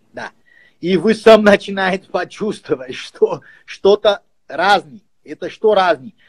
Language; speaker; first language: Russian; non-native, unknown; Portuguese